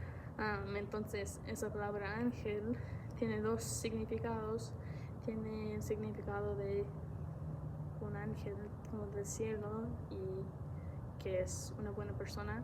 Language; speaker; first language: Spanish; non-native, fluent; English